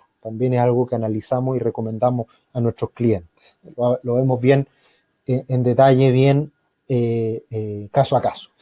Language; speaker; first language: Spanish; native; Spanish